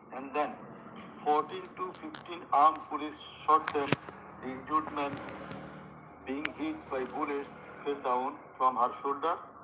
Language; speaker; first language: English; non-native, local second language; Bangla